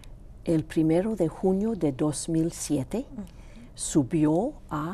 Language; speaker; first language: Spanish; non-native, local second language; Greek